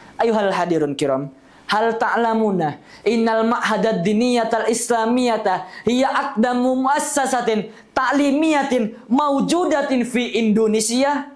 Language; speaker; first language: Arabic; non-native, learner; Indonesian